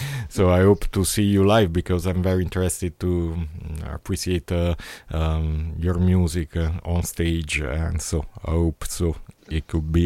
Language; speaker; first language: English; non-native, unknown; Italian